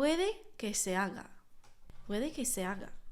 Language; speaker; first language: Spanish; non-native, fluent; English